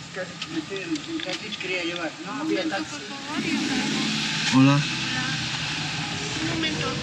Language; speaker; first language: Spanish; non-native, learner; Korean